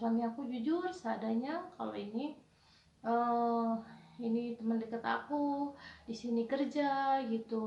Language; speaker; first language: Indonesian; non-native, local second language; Javanese